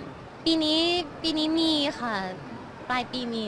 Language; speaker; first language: Thai; native; Thai